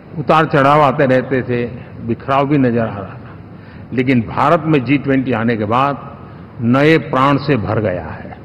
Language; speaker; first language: Hindi; non-native, local second language; Gujarati